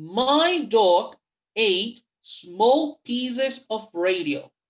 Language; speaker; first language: English; non-native, fluent; Spanish